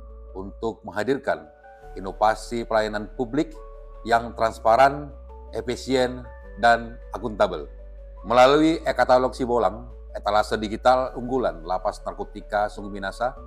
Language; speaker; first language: Indonesian; native; Indonesian